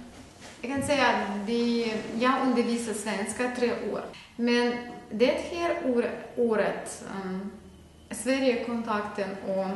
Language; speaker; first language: Swedish; non-native, fluent; Ukrainian